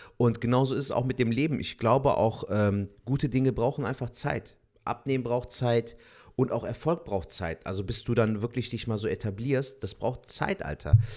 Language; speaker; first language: German; early bilingual, other home language; Turkish